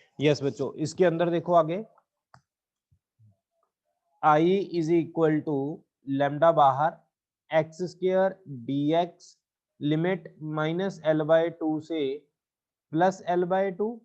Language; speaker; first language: Hindi; native; Hindi